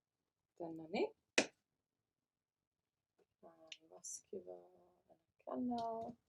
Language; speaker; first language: Welsh; native; Welsh